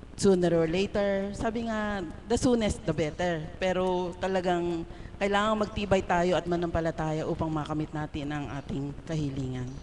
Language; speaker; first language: Filipino; native; Filipino